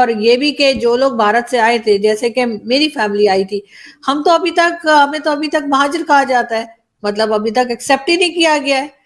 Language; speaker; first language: Hindi; native; Hindi